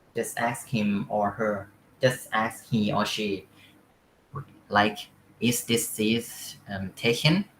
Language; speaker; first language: English; non-native, fluent; Thai